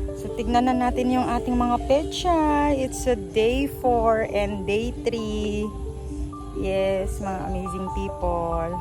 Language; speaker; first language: Filipino; non-native, local second language; Iloko